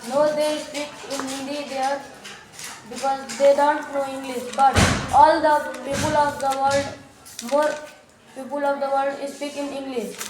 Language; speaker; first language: English; non-native, learner; Hindi